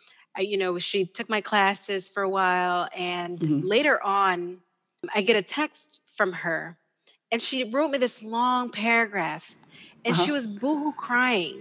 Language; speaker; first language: English; non-native, local second language; Pampanga